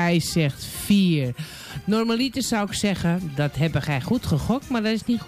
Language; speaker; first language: Dutch; native; Dutch